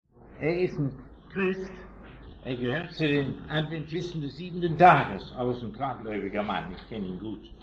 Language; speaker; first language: German; non-native, fluent; English